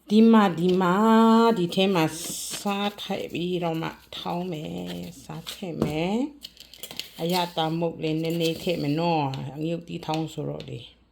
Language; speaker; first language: Burmese; non-native, local second language; Kachin